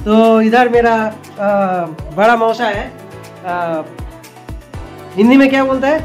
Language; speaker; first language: Hindi; non-native, local second language; Bangla